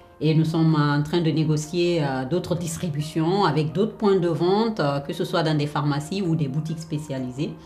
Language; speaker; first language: French; non-native, local second language; Fula